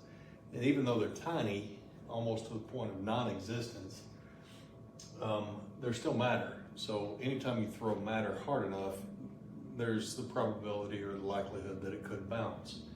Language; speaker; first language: English; native; English